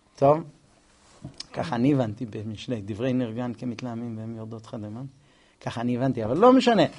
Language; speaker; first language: Hebrew; non-native, fluent; English